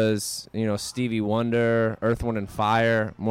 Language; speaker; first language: English; native; English